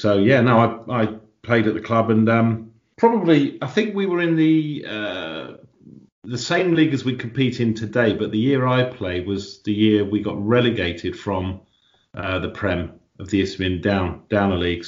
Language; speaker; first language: English; native; English